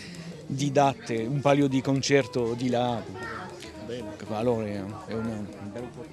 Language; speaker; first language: Italian; early bilingual, heritage; French